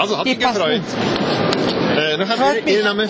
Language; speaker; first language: German; non-native, fluent; Czech